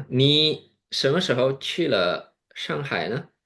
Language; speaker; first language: Chinese; non-native, fluent; Indonesian